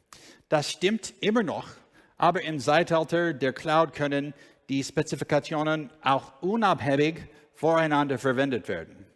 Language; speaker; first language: German; non-native, learner; English